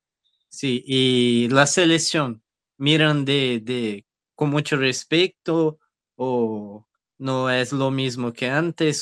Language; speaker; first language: Spanish; non-native, learner; Portuguese